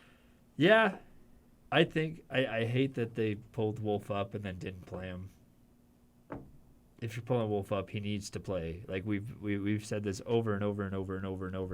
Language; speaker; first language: English; native; English